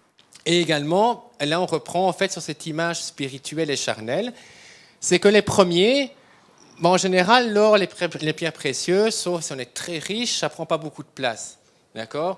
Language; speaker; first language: French; native; French